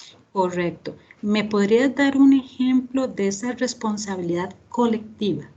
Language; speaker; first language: Spanish; native; Spanish